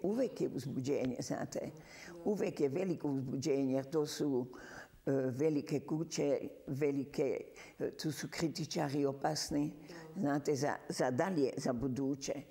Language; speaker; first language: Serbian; early bilingual, heritage; Serbian